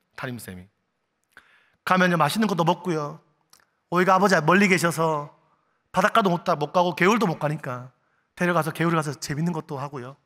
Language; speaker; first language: Korean; native; Korean